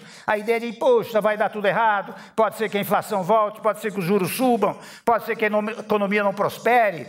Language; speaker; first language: Portuguese; native; Portuguese